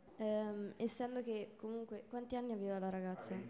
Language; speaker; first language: Italian; native; Italian